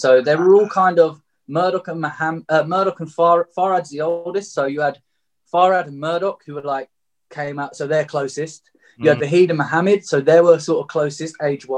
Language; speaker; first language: English; native; English